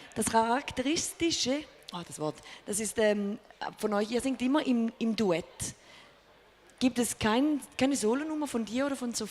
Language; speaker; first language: German; native; German